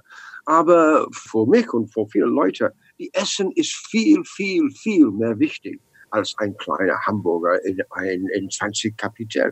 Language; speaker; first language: German; non-native, learner; English